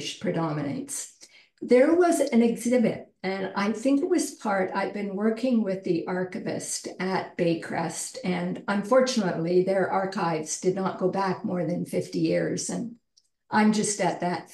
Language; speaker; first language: English; native; English